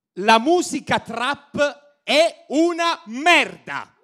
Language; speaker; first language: Italian; native; Italian